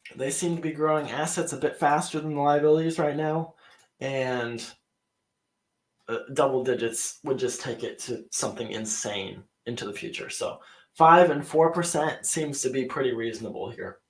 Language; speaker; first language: English; native; English